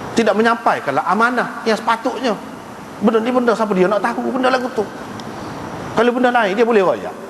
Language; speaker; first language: Malay; native; Malay